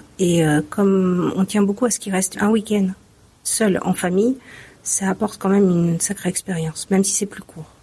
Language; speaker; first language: French; native; French